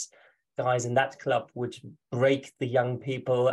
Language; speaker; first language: English; non-native, fluent; German